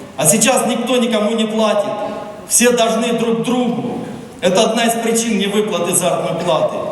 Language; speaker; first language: Russian; non-native, local second language; Ukrainian